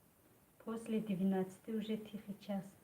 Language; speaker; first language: Russian; non-native, learner; Tajik